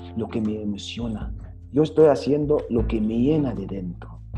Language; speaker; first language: Spanish; non-native, fluent; Arabic